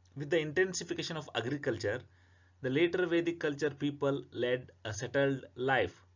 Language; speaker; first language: English; non-native, local second language; Kannada